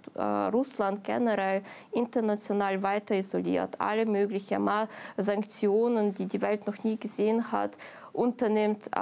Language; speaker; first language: German; non-native, fluent; Ukrainian